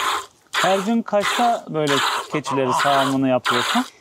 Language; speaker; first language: Turkish; native; Turkish